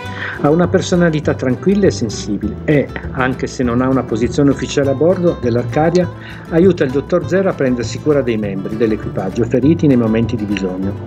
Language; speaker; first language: Italian; native; Italian